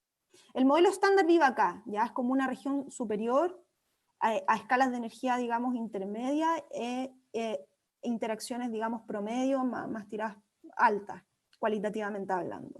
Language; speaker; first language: Spanish; native; Spanish